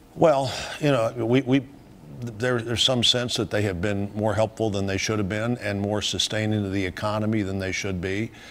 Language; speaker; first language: English; native; English